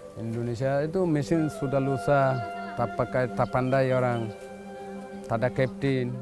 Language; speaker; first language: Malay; non-native, learner; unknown